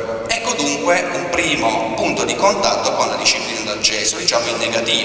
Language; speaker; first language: Italian; native; Italian